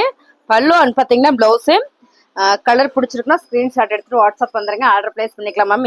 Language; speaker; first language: Tamil; native; Tamil